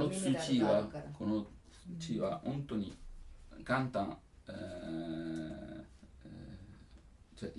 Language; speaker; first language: Japanese; non-native, learner; Italian